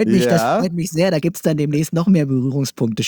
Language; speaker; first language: German; native; German